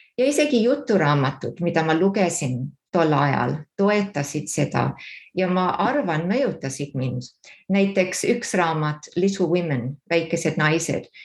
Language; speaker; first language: Estonian; early bilingual, heritage; Estonian